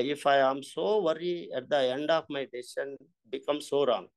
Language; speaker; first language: English; non-native, local second language; Telugu